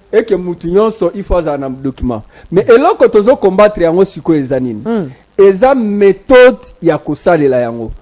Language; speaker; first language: Lingala; native; Lingala